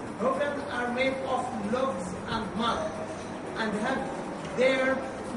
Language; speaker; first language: English; non-native, learner; Arabic